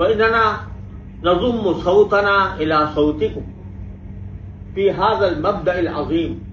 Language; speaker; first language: Arabic; non-native, fluent; Urdu